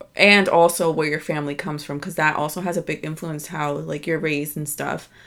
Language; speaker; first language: English; native; English